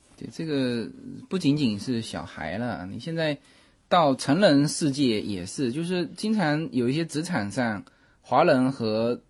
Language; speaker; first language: Chinese; native; Chinese